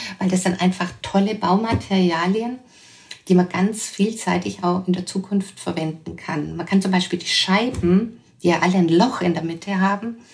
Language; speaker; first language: German; native; German